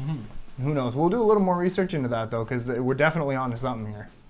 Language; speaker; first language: English; native; English